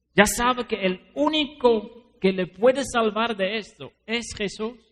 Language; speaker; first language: Spanish; non-native, fluent; Dutch